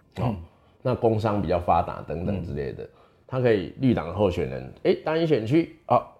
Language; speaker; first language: Chinese; native; Chinese